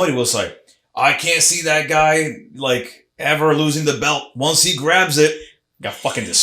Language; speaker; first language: English; native; English